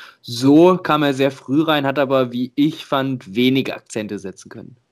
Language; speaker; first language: German; native; German